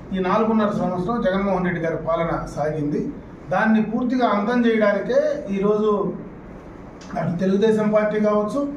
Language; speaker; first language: Telugu; native; Telugu